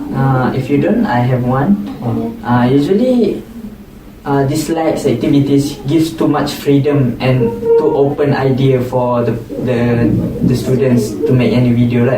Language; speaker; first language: English; non-native, local second language; Malay